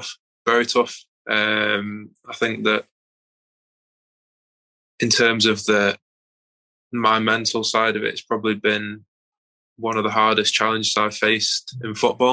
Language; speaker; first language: English; native; English